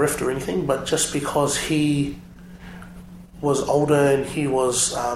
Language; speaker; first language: English; native; English